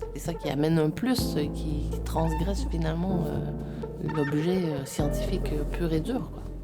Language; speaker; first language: French; native; French